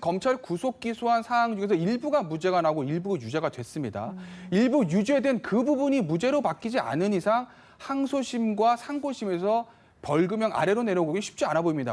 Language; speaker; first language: Korean; native; Korean